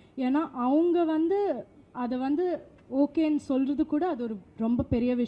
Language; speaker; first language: Tamil; non-native, local second language; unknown